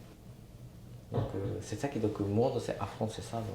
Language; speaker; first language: French; non-native, learner; Japanese